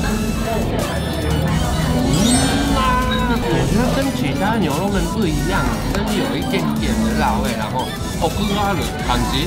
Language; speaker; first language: Chinese; non-native, fluent; Japanese